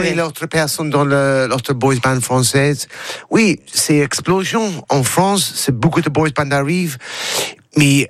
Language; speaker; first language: French; non-native, learner; English